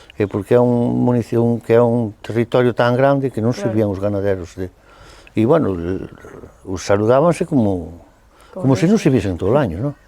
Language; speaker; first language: Galician; native; Galician